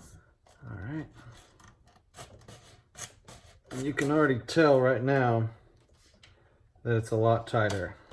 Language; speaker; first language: English; native; English